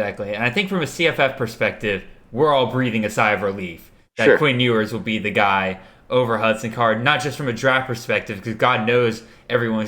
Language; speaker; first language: English; native; English